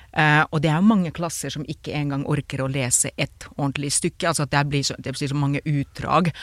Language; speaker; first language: Norwegian; non-native, fluent; Finnish